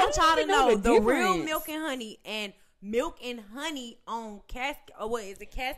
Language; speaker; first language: English; native; English